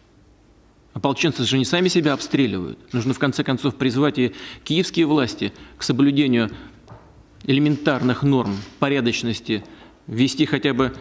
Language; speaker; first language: Russian; native; Russian